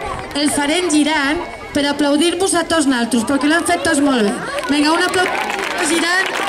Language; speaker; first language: Catalan; native; Catalan